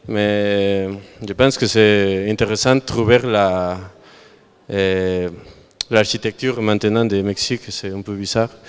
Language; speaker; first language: French; non-native, learner; Spanish